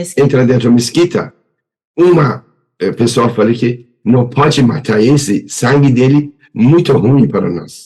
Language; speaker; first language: Portuguese; non-native, learner; Persian